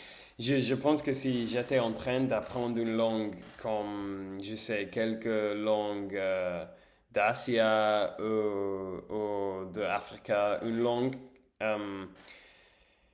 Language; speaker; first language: French; non-native, learner; English